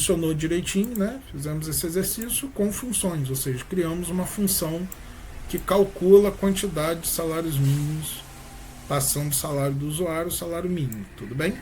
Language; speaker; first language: Portuguese; native; Portuguese